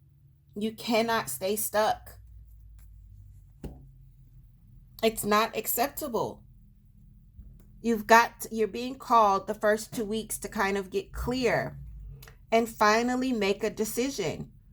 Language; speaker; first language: English; native; English